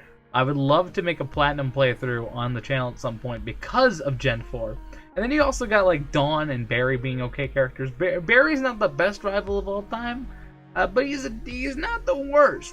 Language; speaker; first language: English; native; English